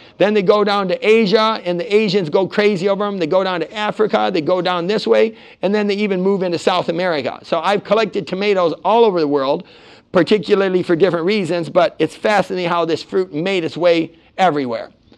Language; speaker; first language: English; native; English